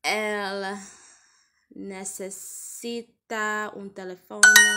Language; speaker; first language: Spanish; non-native, learner; English